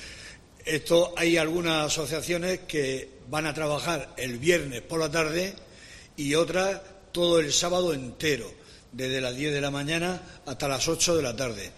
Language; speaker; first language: Spanish; native; Spanish